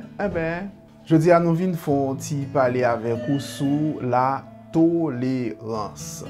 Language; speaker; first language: French; non-native, learner; Haitian Creole